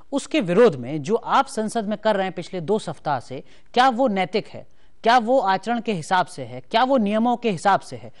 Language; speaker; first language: Hindi; native; Hindi